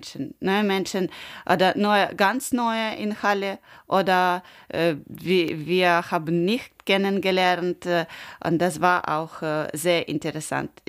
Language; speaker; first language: German; non-native, learner; Ukrainian